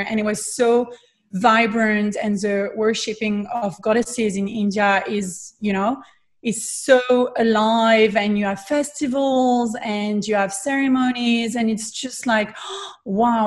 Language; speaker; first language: English; non-native, fluent; French